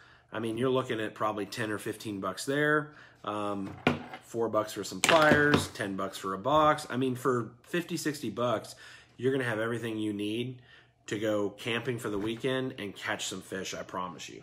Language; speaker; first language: English; native; English